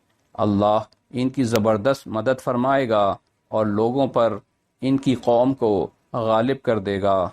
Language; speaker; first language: Urdu; native; Urdu